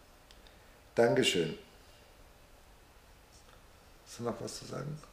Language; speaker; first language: German; non-native, fluent; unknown